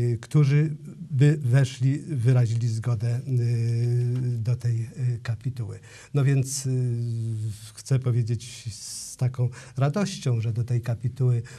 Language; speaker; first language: Polish; native; Polish